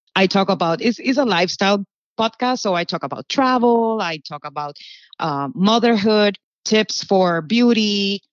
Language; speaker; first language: English; early bilingual, other home language; Spanish